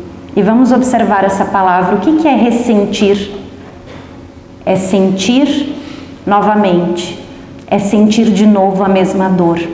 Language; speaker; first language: Portuguese; native; Portuguese